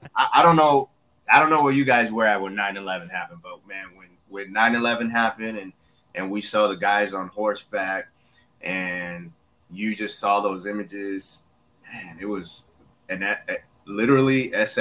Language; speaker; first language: English; early bilingual, other home language; Spanish